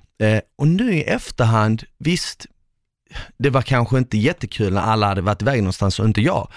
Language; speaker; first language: Swedish; early bilingual, other home language; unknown